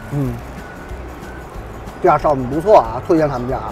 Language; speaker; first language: Chinese; native; Chinese